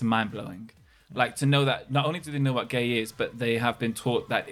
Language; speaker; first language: English; native; English